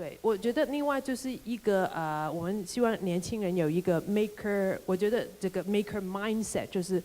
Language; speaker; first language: Chinese; non-native, local second language; Cantonese